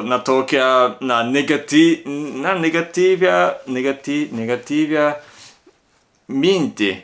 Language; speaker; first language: Lithuanian; non-native, learner; Japanese